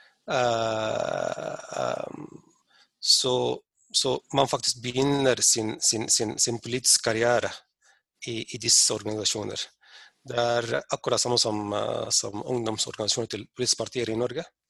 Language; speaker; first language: Norwegian; non-native, fluent; Arabic